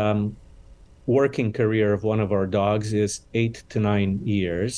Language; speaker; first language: English; non-native, fluent; Romanian